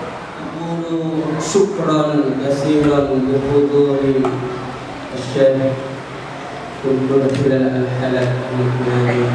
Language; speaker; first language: Arabic; non-native, learner; Indonesian